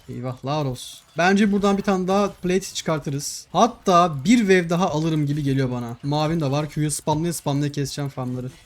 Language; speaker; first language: Turkish; native; Turkish